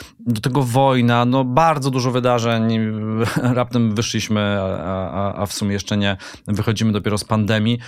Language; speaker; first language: Polish; native; Polish